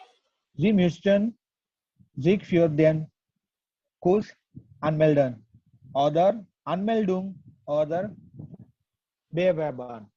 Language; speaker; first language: German; non-native, learner; Gujarati